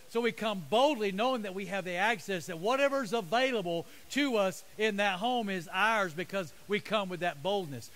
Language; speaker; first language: English; native; English